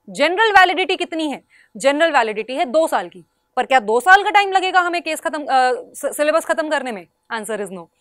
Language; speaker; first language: Hindi; native; Hindi